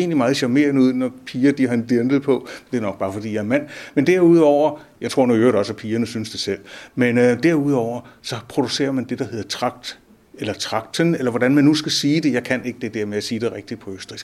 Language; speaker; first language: Danish; native; Danish